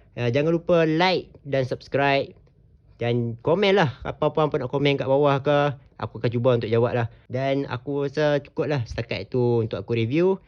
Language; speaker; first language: Malay; native; Malay